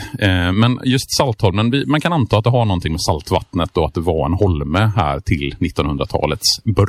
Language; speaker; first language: Swedish; native; Swedish